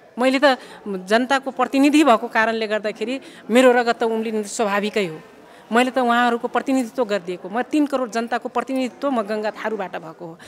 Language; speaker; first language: Nepali; non-native, local second language; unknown